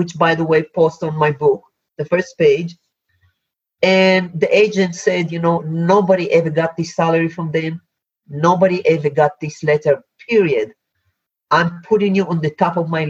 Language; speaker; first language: English; non-native, fluent; Hebrew